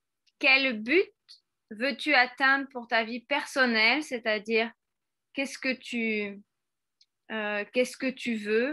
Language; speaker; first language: French; non-native, fluent; Spanish